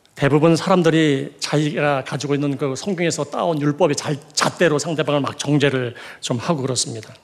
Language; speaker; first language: Korean; native; Korean